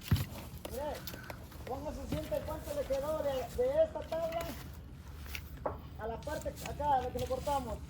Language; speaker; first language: Spanish; native; Spanish